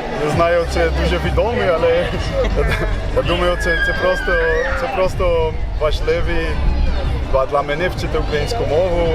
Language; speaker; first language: Ukrainian; non-native, learner; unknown